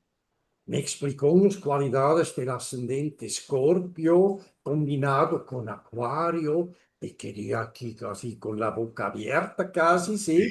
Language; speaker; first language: Spanish; non-native, fluent; German